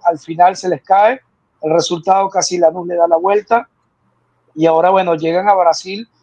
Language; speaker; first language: Spanish; native; Spanish